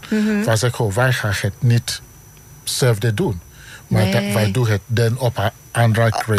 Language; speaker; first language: Dutch; non-native, learner; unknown